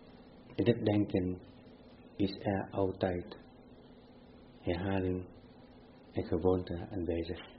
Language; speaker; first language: Dutch; non-native, fluent; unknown